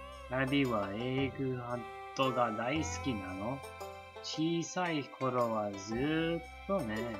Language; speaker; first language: Japanese; non-native, learner; English